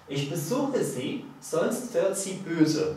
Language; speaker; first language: German; non-native, learner; Polish